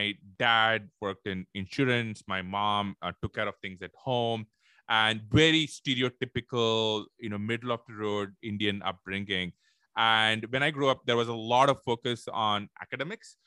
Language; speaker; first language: English; non-native, local second language; Tamil